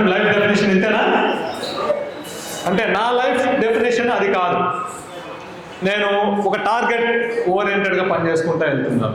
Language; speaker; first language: Telugu; native; Telugu